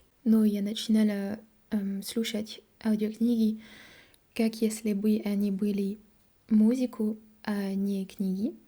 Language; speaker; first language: Russian; non-native, learner; French